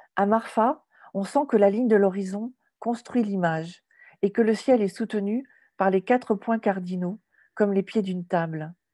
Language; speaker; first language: French; native; French